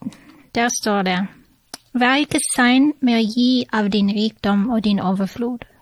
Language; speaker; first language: Norwegian; non-native, fluent; English